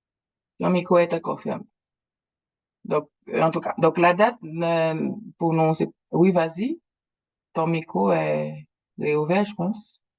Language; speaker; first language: French; native; French